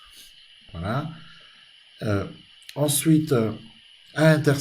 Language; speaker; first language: French; native; French